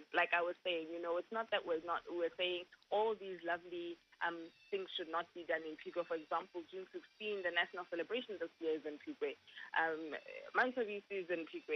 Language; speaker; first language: English; non-native, local second language; Tswana